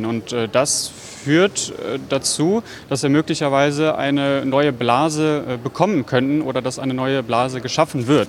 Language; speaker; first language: German; native; German